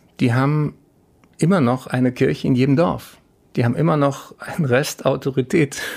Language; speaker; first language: German; native; German